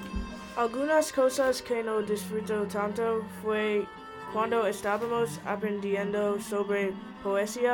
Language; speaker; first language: Spanish; non-native, fluent; English